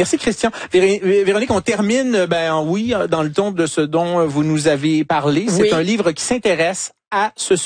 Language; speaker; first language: French; native; French